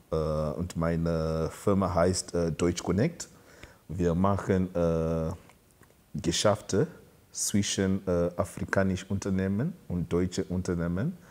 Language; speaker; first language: German; non-native, learner; Shona